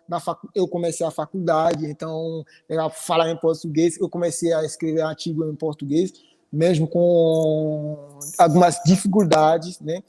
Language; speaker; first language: Portuguese; non-native, fluent; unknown